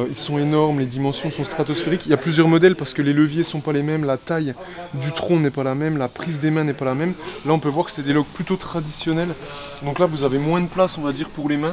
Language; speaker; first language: French; native; French